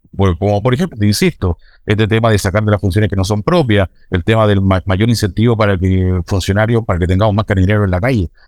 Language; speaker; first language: Spanish; native; Spanish